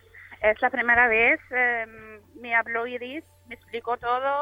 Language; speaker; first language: Spanish; non-native, fluent; Arabic